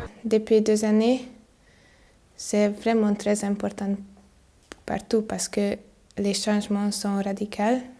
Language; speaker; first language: French; non-native, learner; Hungarian